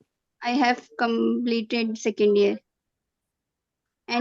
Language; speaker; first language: English; non-native, learner; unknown